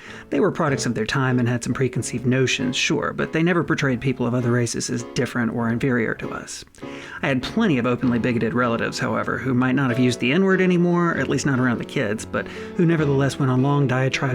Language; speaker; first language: English; native; English